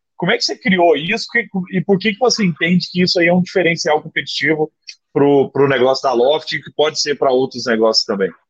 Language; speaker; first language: Portuguese; native; Portuguese